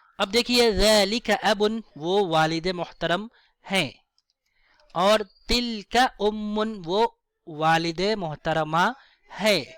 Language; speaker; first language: Urdu; native; Urdu